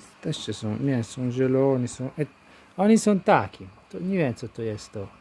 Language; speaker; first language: Polish; non-native, learner; Italian